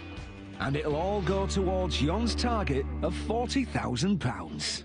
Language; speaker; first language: English; native; English